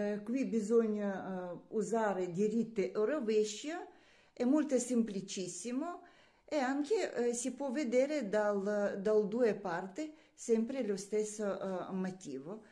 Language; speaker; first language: Italian; non-native, learner; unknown